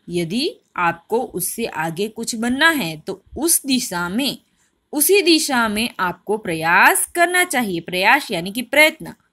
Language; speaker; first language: Hindi; non-native, local second language; Gujarati